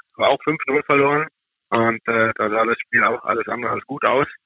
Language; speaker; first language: German; native; German